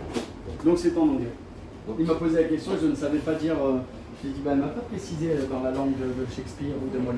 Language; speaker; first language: French; native; French